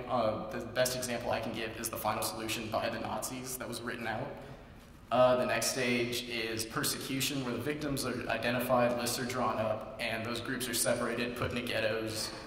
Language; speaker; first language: English; native; English